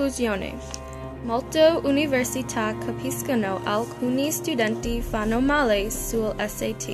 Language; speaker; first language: Italian; non-native, learner; English